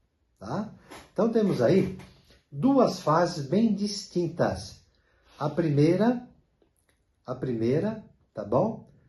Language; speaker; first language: Portuguese; native; Portuguese